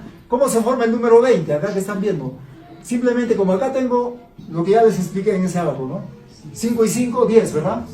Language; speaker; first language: Spanish; native; Spanish